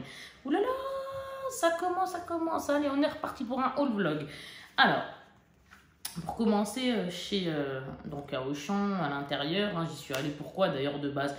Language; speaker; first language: French; native; French